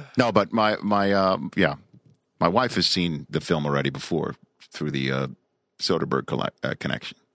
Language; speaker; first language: English; native; English